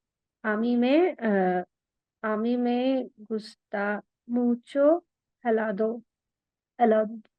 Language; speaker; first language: Spanish; non-native, learner; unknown